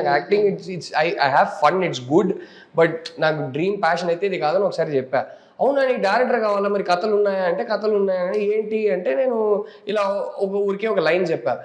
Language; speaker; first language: Telugu; non-native, local second language; Tamil